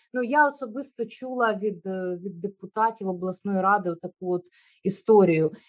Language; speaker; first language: Ukrainian; native; Ukrainian